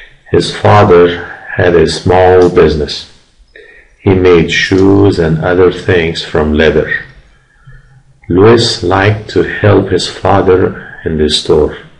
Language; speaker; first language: English; non-native, fluent; Persian